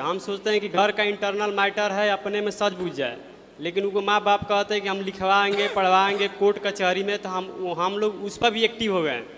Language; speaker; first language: Hindi; native; Hindi